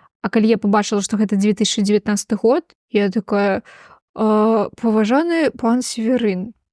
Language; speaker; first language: Belarusian; non-native, local second language; Russian